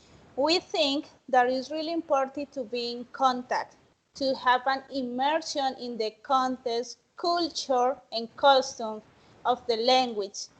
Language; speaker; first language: English; non-native, learner; Spanish